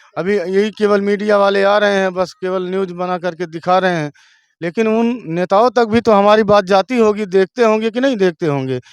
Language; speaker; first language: Hindi; native; Hindi